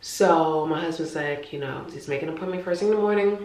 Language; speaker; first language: English; native; English